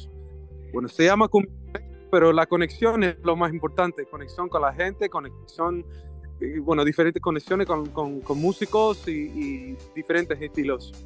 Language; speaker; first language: Spanish; non-native, fluent; Swedish